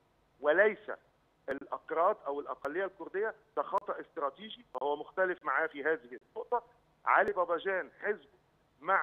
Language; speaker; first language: Arabic; native; Arabic